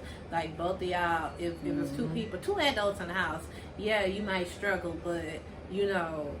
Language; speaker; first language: English; native; English